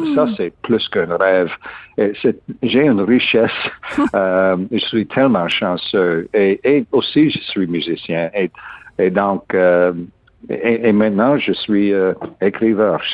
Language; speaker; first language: French; non-native, learner; English